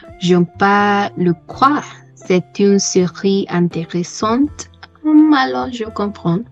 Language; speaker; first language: French; non-native, learner; English